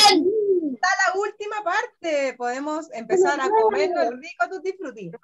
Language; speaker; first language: Spanish; native; Spanish